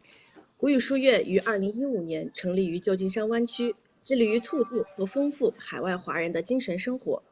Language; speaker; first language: Chinese; native; Chinese